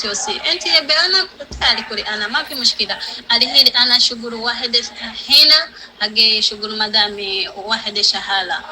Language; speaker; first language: Arabic; non-native, learner; Rundi